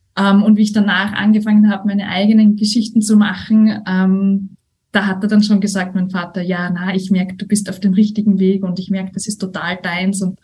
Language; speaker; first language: German; native; German